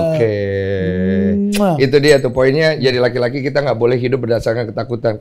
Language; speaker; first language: Indonesian; native; Indonesian